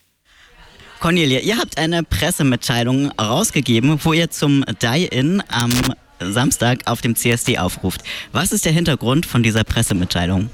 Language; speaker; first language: German; native; German